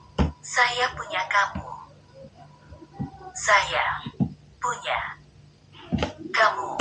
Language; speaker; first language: Indonesian; non-native, learner; German